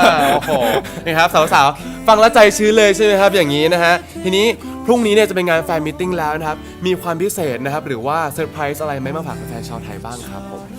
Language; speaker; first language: Thai; native; Thai